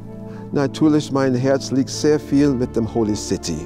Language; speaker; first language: German; non-native, fluent; English